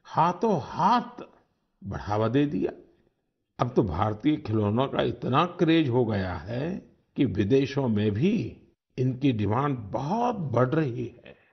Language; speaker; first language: Hindi; non-native, local second language; Gujarati